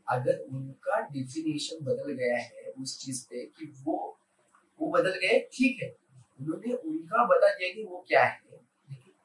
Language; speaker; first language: Hindi; non-native, local second language; Marathi